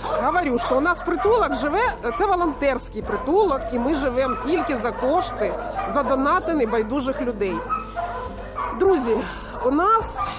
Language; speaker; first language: Ukrainian; non-native, local second language; Russian